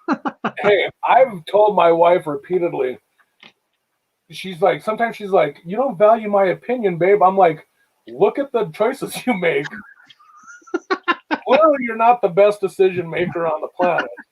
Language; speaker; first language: English; native; English